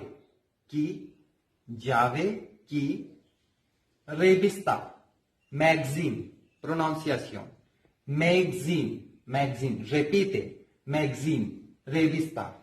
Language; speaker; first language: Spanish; non-native, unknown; Hindi